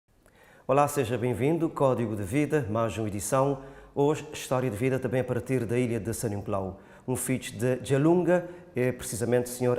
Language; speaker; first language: Portuguese; non-native, local second language; Kabuverdianu